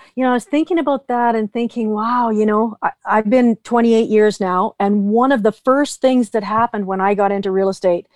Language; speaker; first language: English; native; English